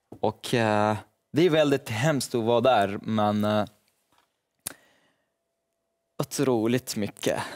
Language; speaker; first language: Swedish; non-native, learner; Arabic